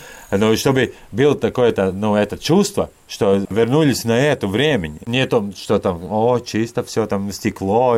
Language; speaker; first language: Russian; non-native, learner; Latvian